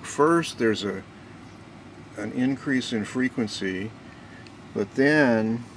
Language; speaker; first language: English; native; English